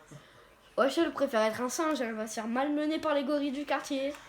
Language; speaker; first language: French; native; French